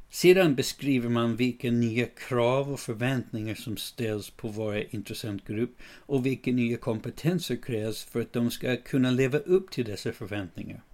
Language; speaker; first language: Swedish; non-native, fluent; English